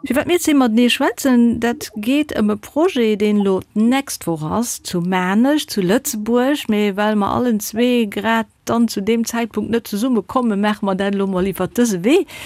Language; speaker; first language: Luxembourgish; native; Luxembourgish